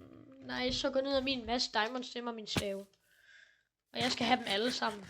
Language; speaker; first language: Danish; native; Danish